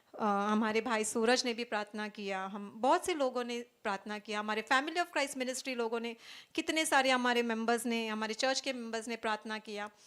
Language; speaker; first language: Hindi; non-native, local second language; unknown